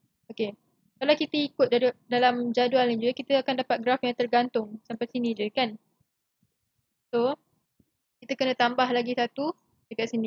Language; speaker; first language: Malay; native; Malay